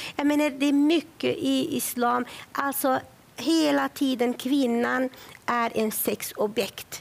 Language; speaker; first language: Swedish; non-native, fluent; Kurdish